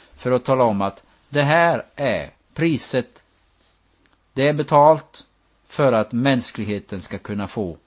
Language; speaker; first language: Swedish; native; Swedish